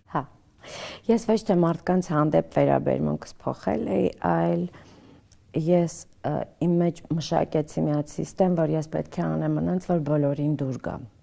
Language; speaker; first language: Armenian; early bilingual, other home language; Russian